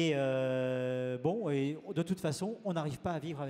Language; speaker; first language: French; native; French